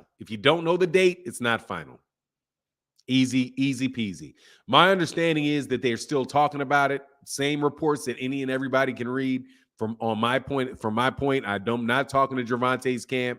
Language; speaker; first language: English; native; English